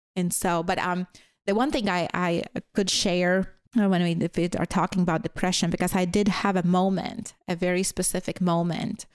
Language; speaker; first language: English; non-native, fluent; Latvian